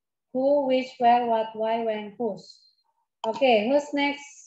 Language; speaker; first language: English; non-native, fluent; Indonesian